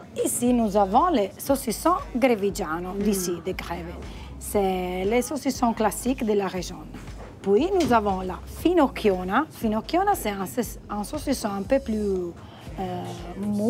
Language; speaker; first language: French; non-native, learner; Italian